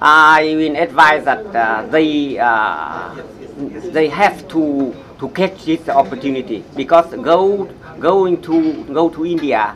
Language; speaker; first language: English; non-native, fluent; Vietnamese